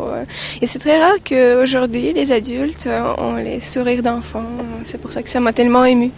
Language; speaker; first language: French; non-native, fluent; Russian